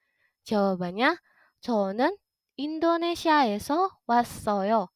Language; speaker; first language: Korean; non-native, fluent; Indonesian